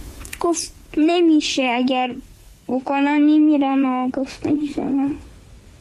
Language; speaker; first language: Persian; early bilingual, heritage; Persian